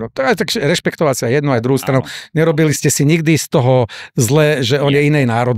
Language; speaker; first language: Slovak; native; Slovak